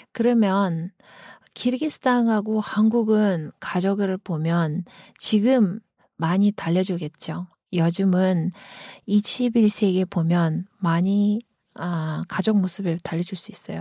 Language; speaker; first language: Korean; non-native, fluent; Kyrgyz